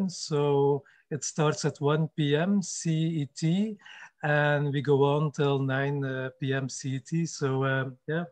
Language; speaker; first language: English; non-native, fluent; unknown